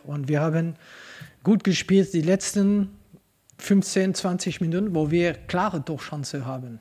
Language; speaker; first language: German; non-native, local second language; French